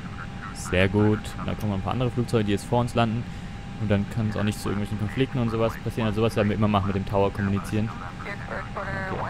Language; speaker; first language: German; native; German